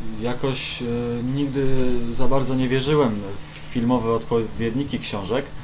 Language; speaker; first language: Polish; native; Polish